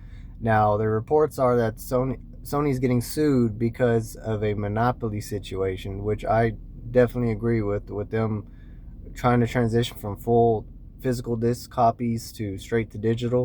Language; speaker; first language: English; native; English